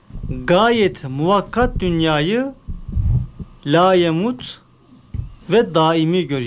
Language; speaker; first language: Turkish; native; Turkish